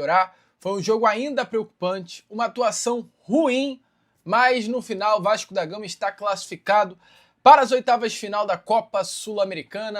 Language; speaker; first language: Portuguese; native; Portuguese